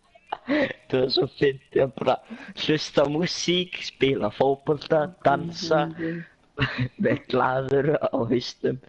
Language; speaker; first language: Icelandic; early bilingual, other home language; Norwegian